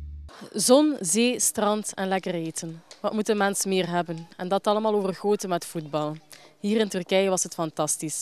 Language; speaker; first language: Dutch; native; Dutch